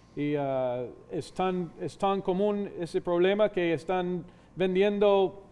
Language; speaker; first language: Spanish; non-native, fluent; English